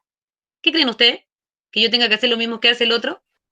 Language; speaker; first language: Spanish; native; Spanish